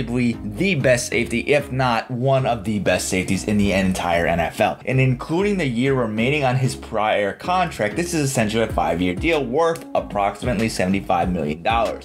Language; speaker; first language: English; native; English